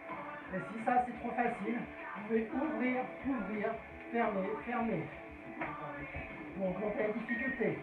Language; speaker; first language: French; native; French